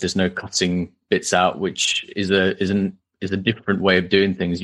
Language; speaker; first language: English; native; English